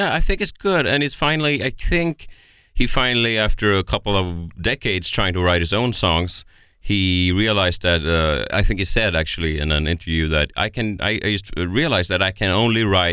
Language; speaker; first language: English; non-native, fluent; Swedish